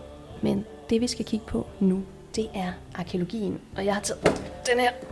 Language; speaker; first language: Danish; native; Danish